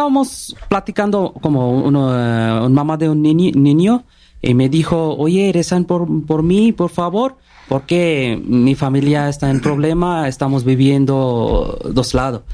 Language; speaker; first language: Spanish; non-native, learner; Bangla